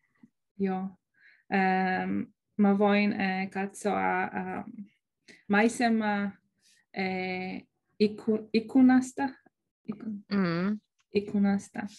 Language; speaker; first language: Finnish; non-native, learner; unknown